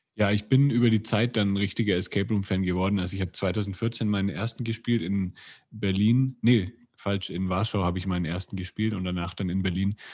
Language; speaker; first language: German; native; German